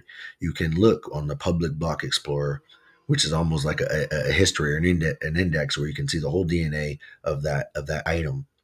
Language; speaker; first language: English; native; English